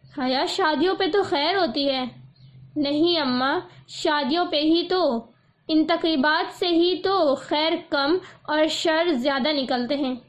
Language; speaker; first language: Urdu; native; Urdu